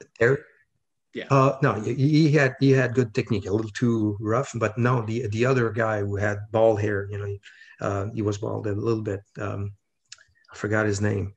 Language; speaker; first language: English; non-native, fluent; French